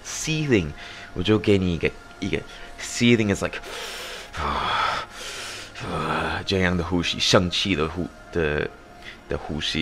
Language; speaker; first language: Chinese; non-native, fluent; English